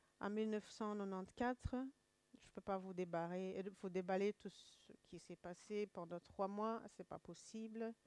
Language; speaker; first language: French; non-native, local second language; Kinyarwanda